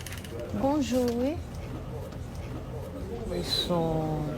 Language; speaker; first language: French; non-native, local second language; Haitian Creole